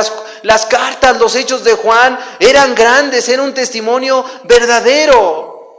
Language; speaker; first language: Spanish; native; Spanish